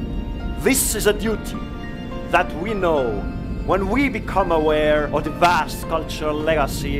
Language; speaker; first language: English; non-native, fluent; Estonian